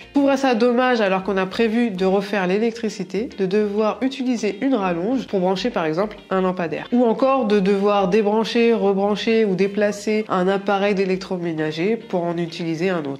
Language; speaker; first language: French; native; French